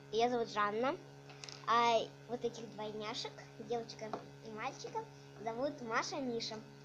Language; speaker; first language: Russian; native; Russian